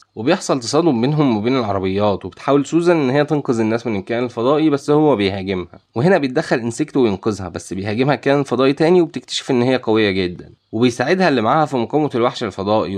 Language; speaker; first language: Arabic; native; Arabic